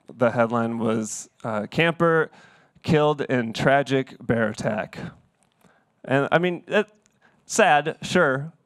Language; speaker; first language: English; native; English